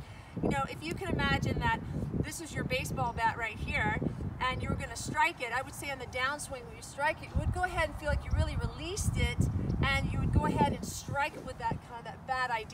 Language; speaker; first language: English; native; English